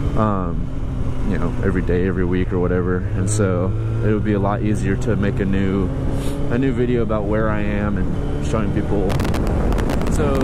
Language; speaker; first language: English; native; English